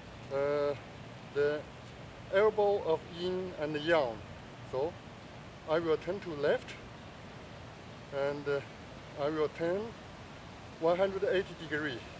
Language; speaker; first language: English; non-native, fluent; Chinese